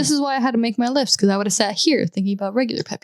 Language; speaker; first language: English; native; English